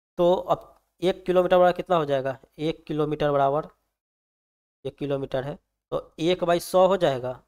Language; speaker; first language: Hindi; native; Hindi